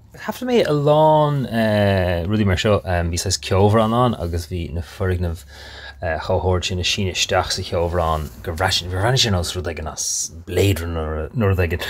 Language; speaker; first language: Irish; non-native, local second language; English